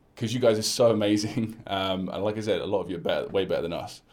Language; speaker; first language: English; native; English